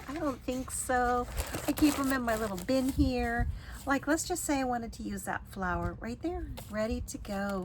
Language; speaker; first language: English; native; English